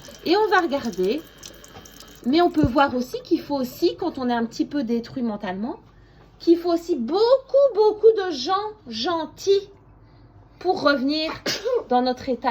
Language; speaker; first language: French; native; French